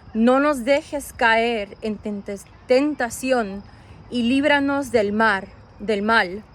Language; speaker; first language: Spanish; early bilingual, other home language; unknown